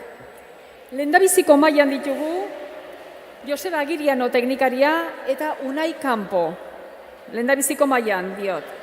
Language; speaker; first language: Basque; native; Basque